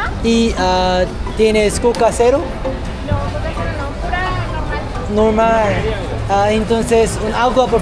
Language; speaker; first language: Spanish; non-native, learner; Korean